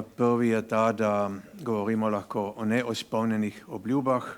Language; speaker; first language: Slovenian; native; Slovenian